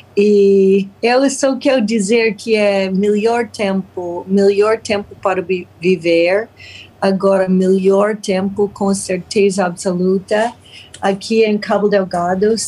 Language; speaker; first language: Portuguese; non-native, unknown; English